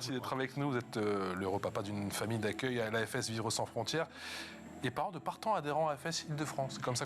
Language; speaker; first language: French; native; French